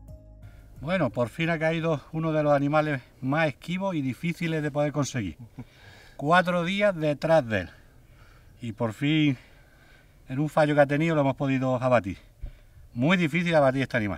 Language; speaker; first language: Spanish; native; Spanish